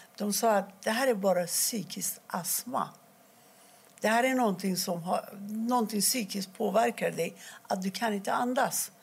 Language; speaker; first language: Swedish; non-native, fluent; Persian